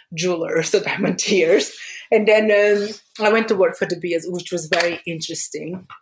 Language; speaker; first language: English; early bilingual, other home language; Portuguese